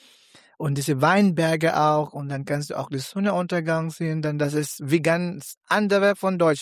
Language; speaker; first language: German; non-native, learner; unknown